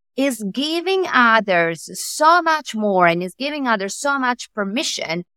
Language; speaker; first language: English; non-native, fluent; Italian